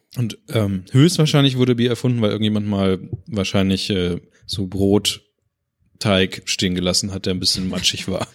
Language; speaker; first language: German; native; German